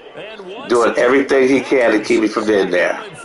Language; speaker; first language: English; native; English